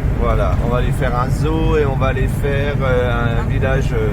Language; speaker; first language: French; native; French